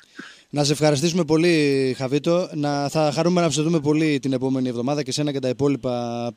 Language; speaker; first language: Greek; native; Greek